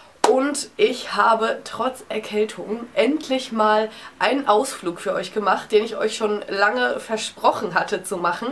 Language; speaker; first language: German; native; German